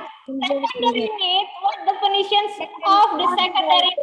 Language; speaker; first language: English; non-native, learner; Indonesian